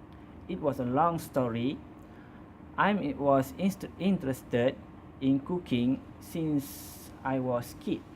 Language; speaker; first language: English; non-native, learner; Malay